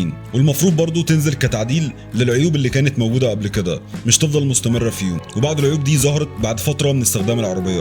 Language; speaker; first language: Arabic; native; Arabic